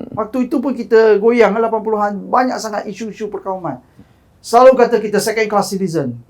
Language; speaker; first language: Malay; non-native, local second language; Chinese